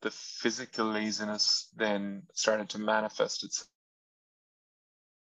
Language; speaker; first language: English; non-native, local second language; Irish